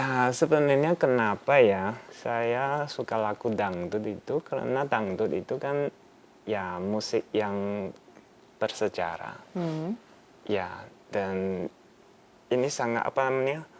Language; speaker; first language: Indonesian; non-native, fluent; Chinese